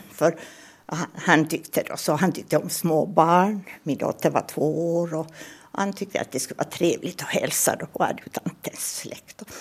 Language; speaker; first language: Swedish; native; Swedish